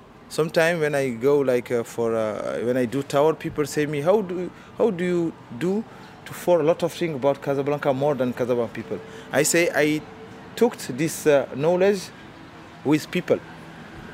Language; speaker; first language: English; non-native, learner; Arabic